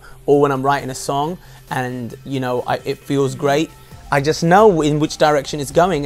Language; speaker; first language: English; native; English